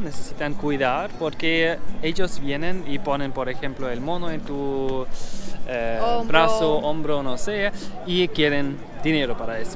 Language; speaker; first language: Spanish; non-native, learner; German